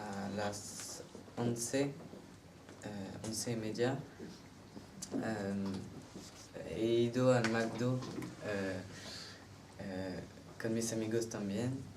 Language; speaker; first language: Spanish; non-native, learner; French